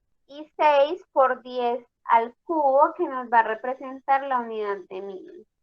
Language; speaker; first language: Spanish; native; Spanish